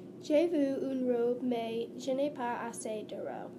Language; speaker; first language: French; non-native, learner; English